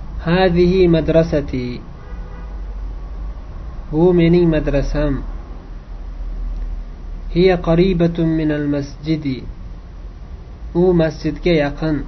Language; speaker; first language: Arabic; non-native, fluent; Uzbek